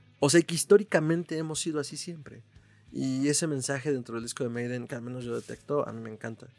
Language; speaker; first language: Spanish; native; Spanish